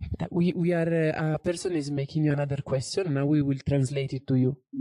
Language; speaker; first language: English; non-native, fluent; Italian